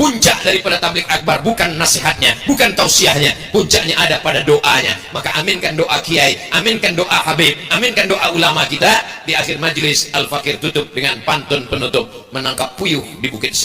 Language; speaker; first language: Indonesian; native; Indonesian